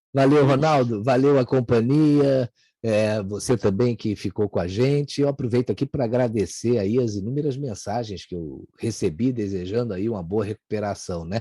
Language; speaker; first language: Portuguese; native; Portuguese